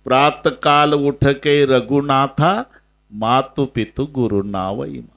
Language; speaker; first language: Hindi; non-native, local second language; Marathi